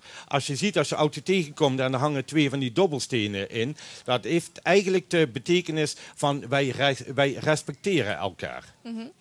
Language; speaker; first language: Dutch; native; Dutch